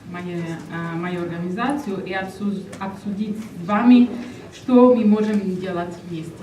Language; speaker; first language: Russian; non-native, learner; Italian